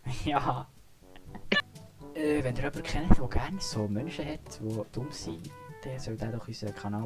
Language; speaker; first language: German; native; German